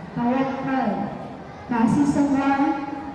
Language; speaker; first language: Indonesian; non-native, learner; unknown